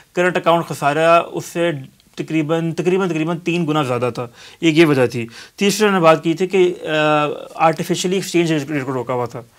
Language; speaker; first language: Urdu; native; Urdu